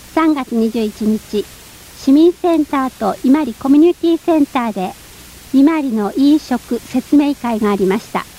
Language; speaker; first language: Japanese; native; Japanese